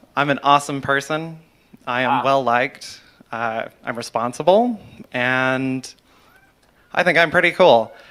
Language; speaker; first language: English; native; English